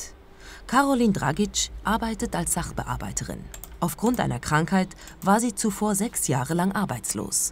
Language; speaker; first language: German; native; German